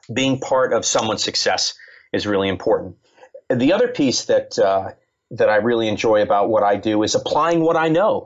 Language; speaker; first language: English; native; English